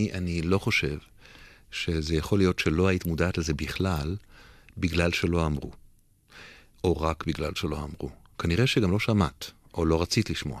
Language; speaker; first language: Hebrew; native; Hebrew